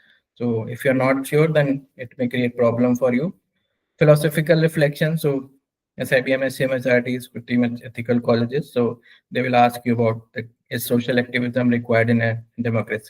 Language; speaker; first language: English; non-native, local second language; Hindi